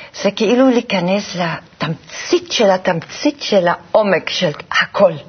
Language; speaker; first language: Hebrew; non-native, fluent; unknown